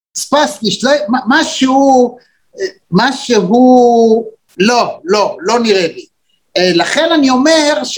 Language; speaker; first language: Hebrew; native; Hebrew